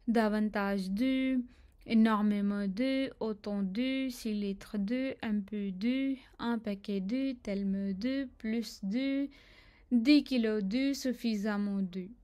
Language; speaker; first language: French; non-native, fluent; Urdu